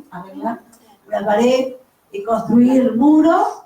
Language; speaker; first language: Spanish; native; Spanish